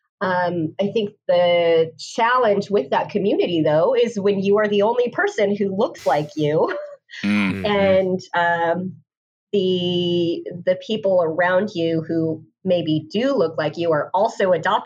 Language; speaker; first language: English; native; English